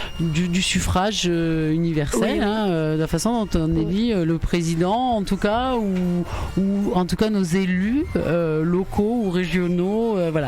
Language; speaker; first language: French; native; French